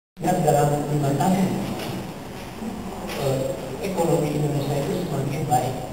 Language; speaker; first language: Indonesian; non-native, fluent; Japanese